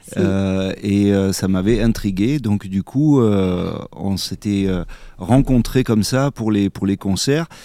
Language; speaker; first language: French; native; French